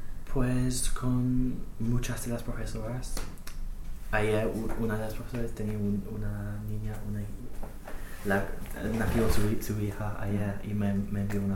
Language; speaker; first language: Spanish; non-native, fluent; English